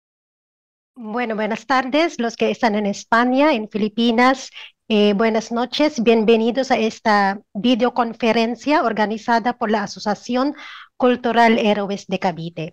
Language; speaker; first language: Spanish; non-native, fluent; Filipino